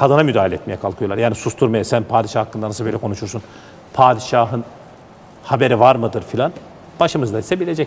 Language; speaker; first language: Turkish; native; Turkish